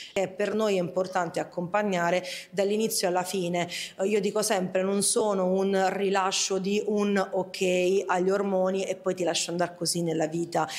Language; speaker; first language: Italian; native; Italian